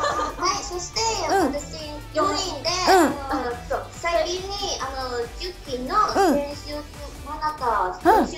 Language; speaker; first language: Japanese; non-native, fluent; Cantonese